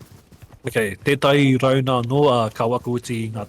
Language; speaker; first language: Māori; non-native, local second language; English